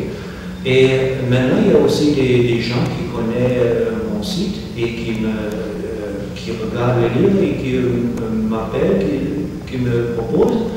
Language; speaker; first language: French; non-native, fluent; German